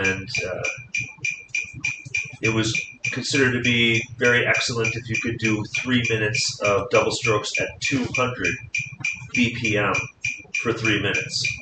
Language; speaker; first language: English; native; English